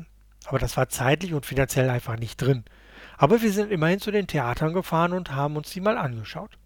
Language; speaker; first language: German; native; German